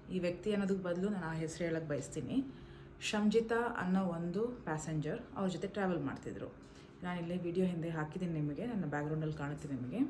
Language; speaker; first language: Kannada; non-native, local second language; Malayalam